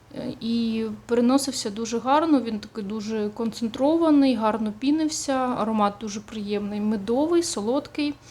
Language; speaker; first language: Ukrainian; non-native, local second language; Russian